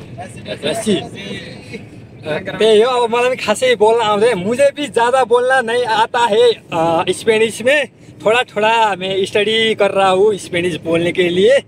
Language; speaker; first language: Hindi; non-native, learner; Nepali